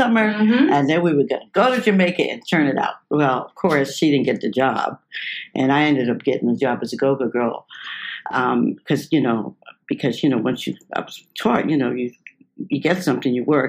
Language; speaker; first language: English; native; English